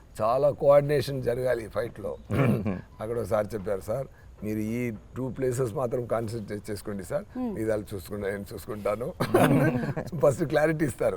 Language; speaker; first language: Telugu; non-native, fluent; Tamil